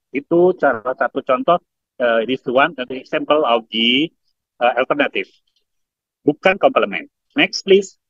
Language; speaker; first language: English; non-native, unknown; Indonesian